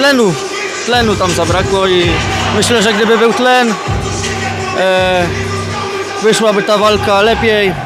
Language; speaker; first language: Polish; native; Polish